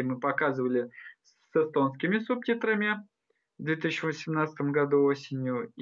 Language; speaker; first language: Russian; non-native, local second language; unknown